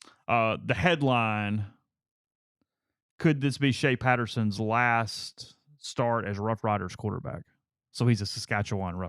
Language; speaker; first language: English; native; English